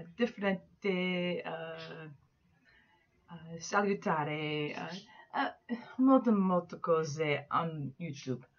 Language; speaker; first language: Italian; non-native, learner; English